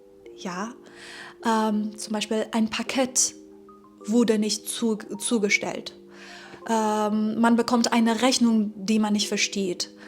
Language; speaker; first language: German; non-native, fluent; Persian